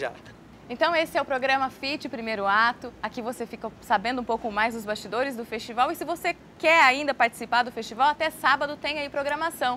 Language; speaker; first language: Portuguese; native; Portuguese